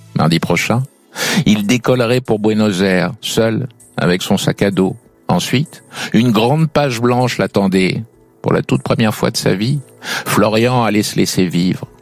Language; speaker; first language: French; native; French